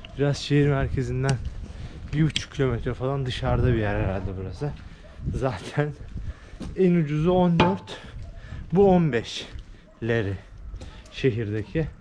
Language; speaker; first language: Turkish; native; Turkish